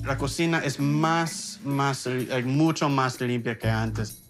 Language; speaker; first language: Spanish; non-native, learner; English